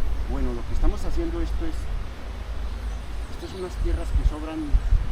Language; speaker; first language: Spanish; native; Spanish